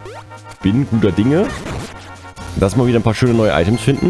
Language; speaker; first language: German; native; German